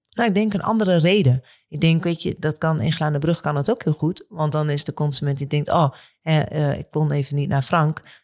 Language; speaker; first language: Dutch; native; Dutch